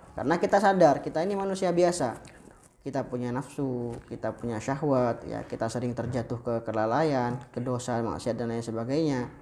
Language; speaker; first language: Indonesian; non-native, local second language; Madurese